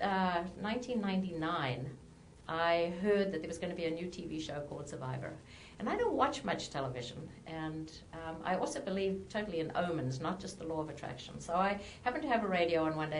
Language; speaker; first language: English; native; English